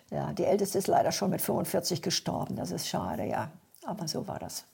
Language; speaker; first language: German; native; German